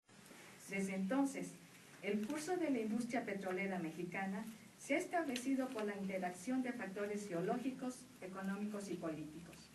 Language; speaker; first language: Spanish; native; Spanish